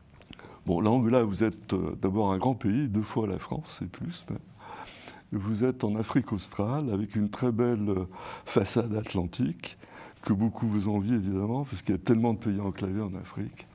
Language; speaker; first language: French; native; French